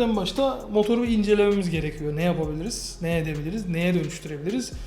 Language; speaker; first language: Turkish; native; Turkish